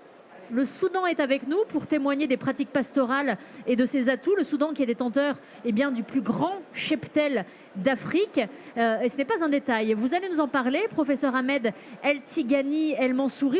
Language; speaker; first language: French; native; French